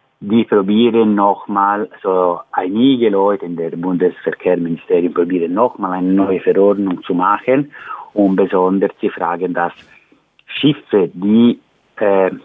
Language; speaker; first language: German; non-native, learner; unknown